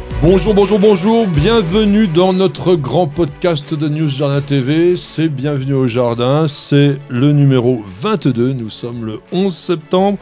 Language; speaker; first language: French; native; French